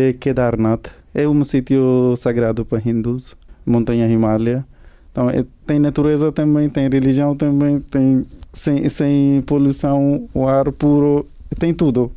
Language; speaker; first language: Portuguese; non-native, learner; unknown